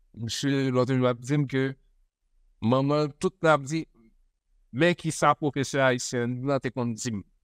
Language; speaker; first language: Haitian Creole; native; Haitian Creole